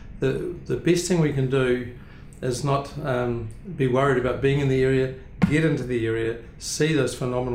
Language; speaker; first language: English; native; English